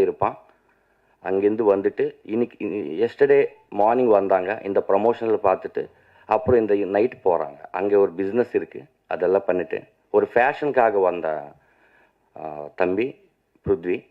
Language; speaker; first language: Tamil; non-native, learner; Telugu